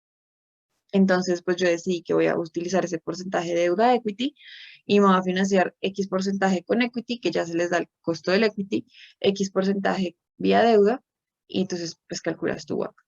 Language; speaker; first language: Spanish; native; Spanish